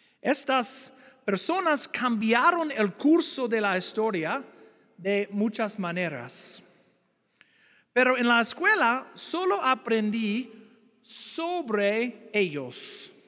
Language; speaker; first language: Spanish; non-native, fluent; English